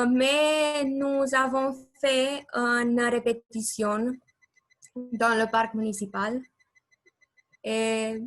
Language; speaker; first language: French; non-native, learner; Romanian